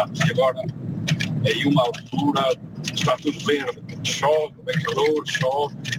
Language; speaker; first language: Portuguese; native; Portuguese